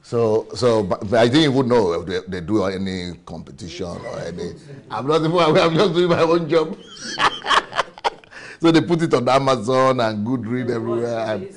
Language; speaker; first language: English; non-native, local second language; Yoruba